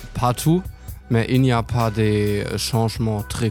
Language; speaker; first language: French; non-native, learner; German